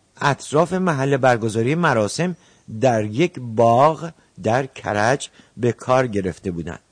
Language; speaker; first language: Persian; native; Persian